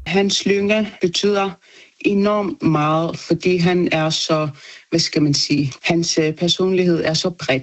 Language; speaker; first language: Danish; non-native, local second language; Kalaallisut